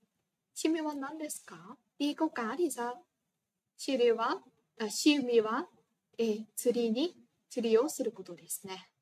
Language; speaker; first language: Japanese; non-native, fluent; Vietnamese